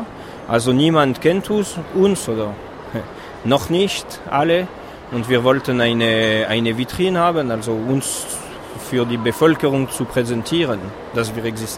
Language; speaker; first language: German; non-native, fluent; French